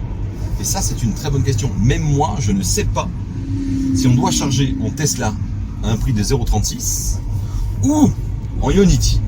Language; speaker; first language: French; native; French